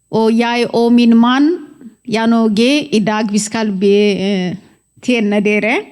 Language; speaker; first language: Norwegian; non-native, fluent; Amharic